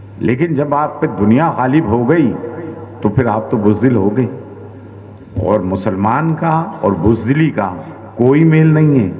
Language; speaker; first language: Urdu; native; Urdu